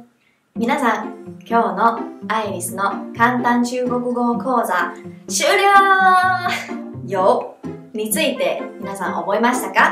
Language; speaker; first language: Japanese; non-native, fluent; Chinese